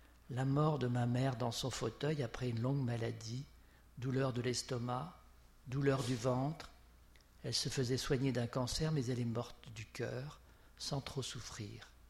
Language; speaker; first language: French; native; French